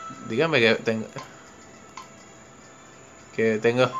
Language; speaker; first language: Spanish; native; Spanish